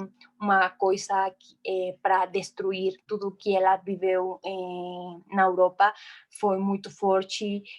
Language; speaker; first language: Portuguese; non-native, fluent; Spanish